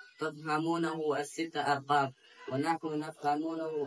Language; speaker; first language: Arabic; non-native, learner; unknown